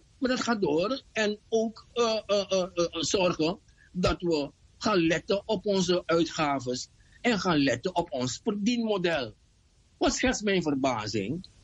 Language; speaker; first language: Dutch; native; Dutch